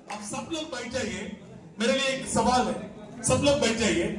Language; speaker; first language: Hindi; non-native, fluent; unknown